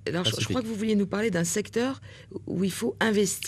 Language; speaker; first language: French; native; French